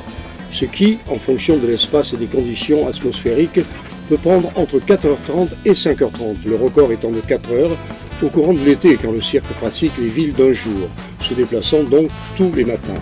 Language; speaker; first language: French; native; French